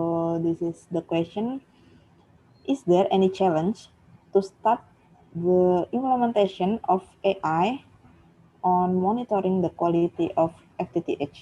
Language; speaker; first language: English; non-native, learner; Indonesian